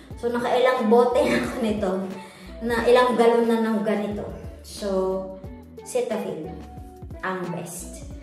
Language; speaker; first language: Filipino; native; Filipino